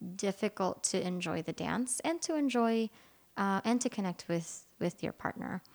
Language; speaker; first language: English; non-native, local second language; Filipino